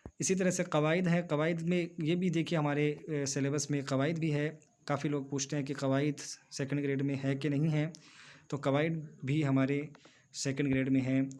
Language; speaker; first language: Urdu; native; Urdu